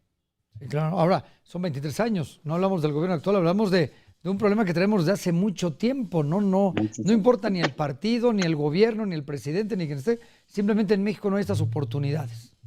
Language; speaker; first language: Spanish; native; Spanish